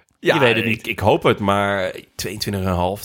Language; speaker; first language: Dutch; native; Dutch